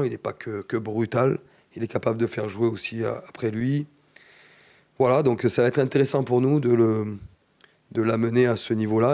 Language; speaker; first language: French; native; French